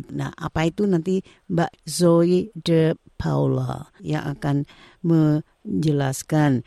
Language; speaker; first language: Indonesian; native; Indonesian